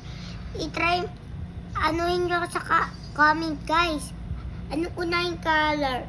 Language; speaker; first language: Filipino; native; Filipino